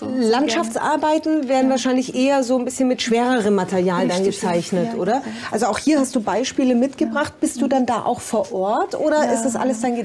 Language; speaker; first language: German; native; German